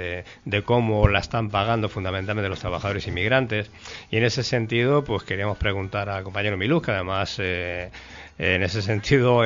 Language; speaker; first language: Spanish; native; Spanish